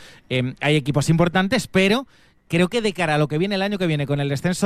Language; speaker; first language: Spanish; native; Spanish